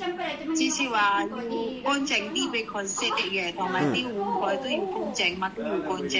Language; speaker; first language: Cantonese; non-native, learner; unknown